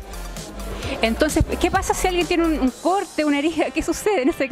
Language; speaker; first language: Spanish; native; Spanish